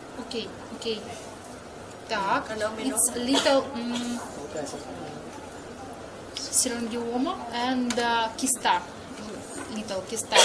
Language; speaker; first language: English; non-native, learner; Russian